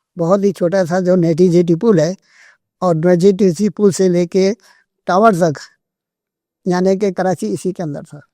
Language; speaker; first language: Urdu; native; Urdu